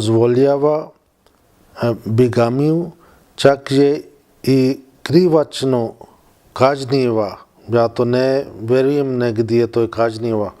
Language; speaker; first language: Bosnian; non-native, learner; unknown